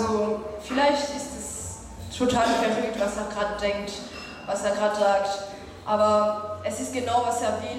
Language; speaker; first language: German; non-native, fluent; French